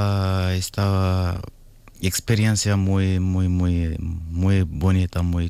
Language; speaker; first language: Spanish; non-native, learner; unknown